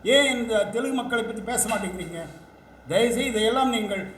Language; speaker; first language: Tamil; non-native, local second language; Telugu